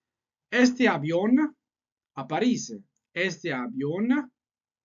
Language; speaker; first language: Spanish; non-native, fluent; French